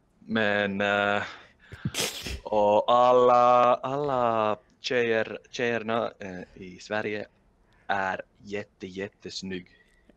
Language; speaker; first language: Swedish; non-native, learner; Finnish